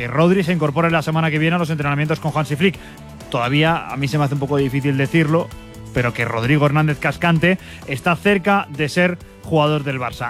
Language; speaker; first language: Spanish; native; Spanish